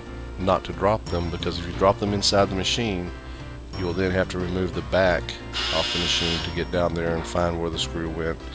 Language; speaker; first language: English; native; English